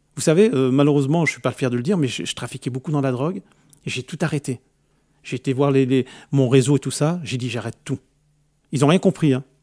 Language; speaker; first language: French; early bilingual, other home language; Arabic